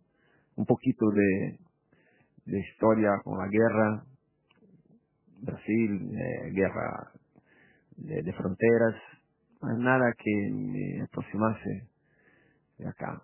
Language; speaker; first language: Spanish; non-native, fluent; Portuguese